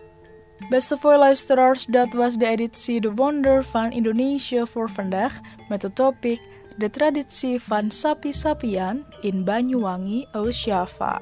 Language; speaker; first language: Dutch; non-native, fluent; Indonesian